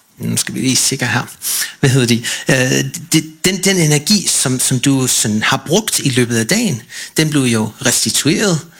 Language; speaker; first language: Danish; non-native, fluent; English